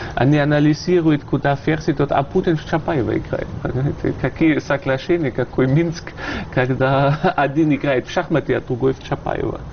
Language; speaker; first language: Russian; non-native, fluent; German